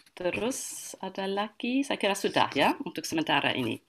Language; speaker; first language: Indonesian; non-native, fluent; German